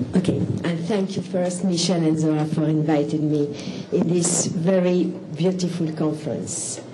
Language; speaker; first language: English; non-native, fluent; French